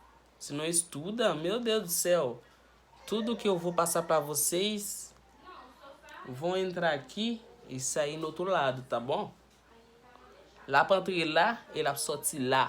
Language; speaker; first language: Portuguese; non-native, learner; Haitian Creole